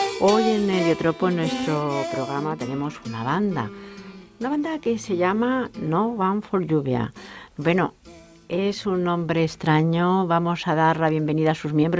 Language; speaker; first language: Spanish; native; Spanish